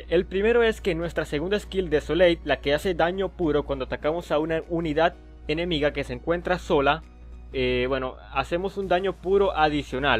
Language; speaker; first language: Spanish; native; Spanish